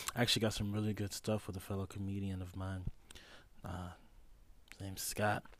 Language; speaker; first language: English; native; English